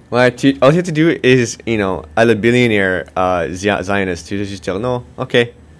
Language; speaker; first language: English; native; English